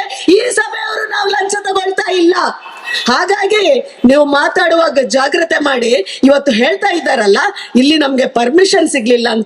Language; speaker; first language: Kannada; native; Kannada